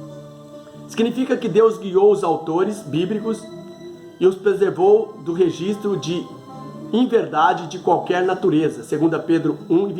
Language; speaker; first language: Portuguese; native; Portuguese